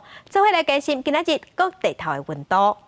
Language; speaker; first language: Chinese; native; Chinese